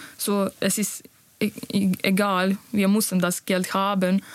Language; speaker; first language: German; non-native, learner; Bosnian